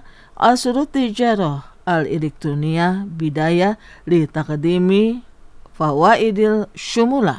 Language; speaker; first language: Arabic; non-native, fluent; Indonesian